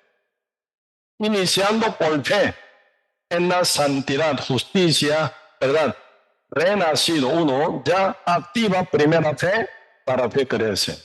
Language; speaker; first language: Spanish; non-native, learner; Korean